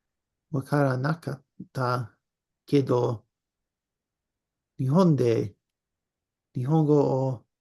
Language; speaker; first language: Japanese; non-native, learner; English